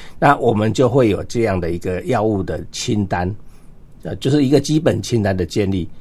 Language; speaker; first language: Chinese; native; Chinese